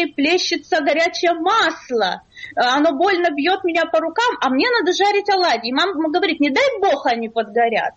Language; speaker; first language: Russian; native; Russian